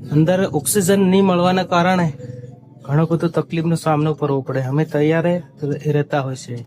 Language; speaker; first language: Gujarati; non-native, local second language; Bhili